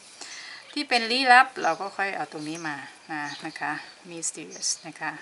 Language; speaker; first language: Thai; native; Thai